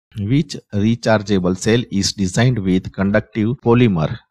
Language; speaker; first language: English; non-native, local second language; Gujarati